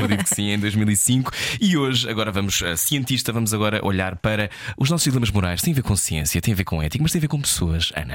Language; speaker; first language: Portuguese; native; Portuguese